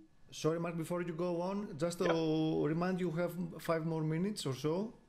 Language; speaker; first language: English; non-native, fluent; Greek